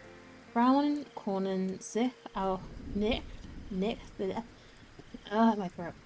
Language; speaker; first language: German; non-native, learner; English